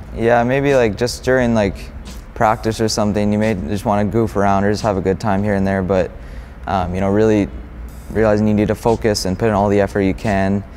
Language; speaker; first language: English; native; English